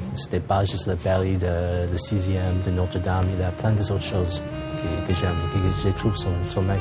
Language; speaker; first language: French; non-native, fluent; English